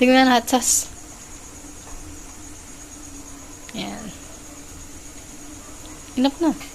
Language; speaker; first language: Filipino; native; Filipino